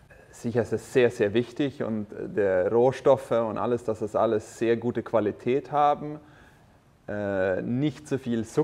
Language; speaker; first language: German; non-native, fluent; Swedish